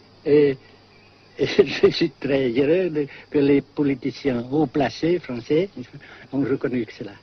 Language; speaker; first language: French; non-native, local second language; Vietnamese